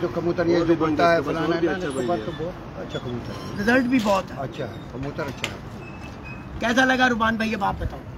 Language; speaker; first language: Hindi; non-native, local second language; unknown